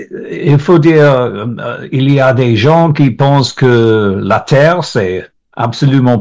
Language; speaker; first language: French; non-native, learner; English